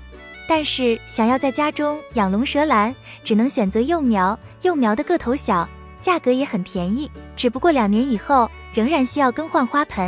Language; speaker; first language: Chinese; native; Chinese